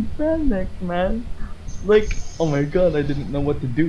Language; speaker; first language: English; non-native, local second language; Filipino